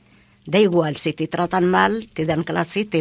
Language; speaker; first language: Spanish; non-native, learner; Arabic